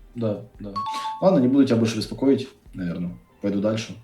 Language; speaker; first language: Russian; native; Russian